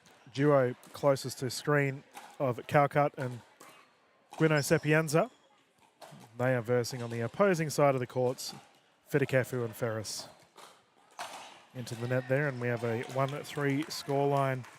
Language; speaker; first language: English; native; English